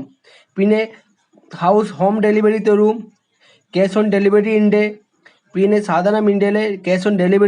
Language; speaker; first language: Malayalam; non-native, learner; Hindi